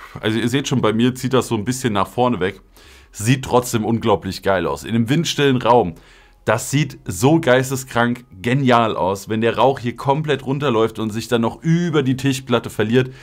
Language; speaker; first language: German; native; German